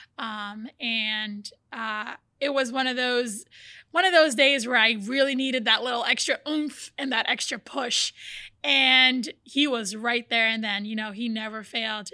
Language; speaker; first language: English; early bilingual, other home language; Portuguese